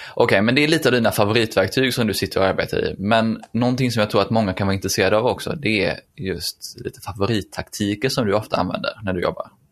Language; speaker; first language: Swedish; native; Swedish